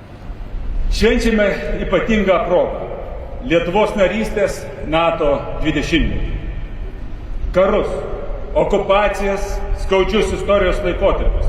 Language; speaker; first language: Lithuanian; native; Lithuanian